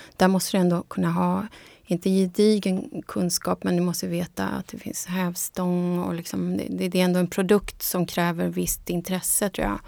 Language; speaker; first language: Swedish; non-native, fluent; Spanish